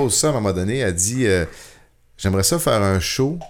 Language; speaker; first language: French; native; French